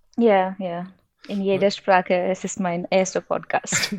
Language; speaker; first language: German; non-native, learner; Odia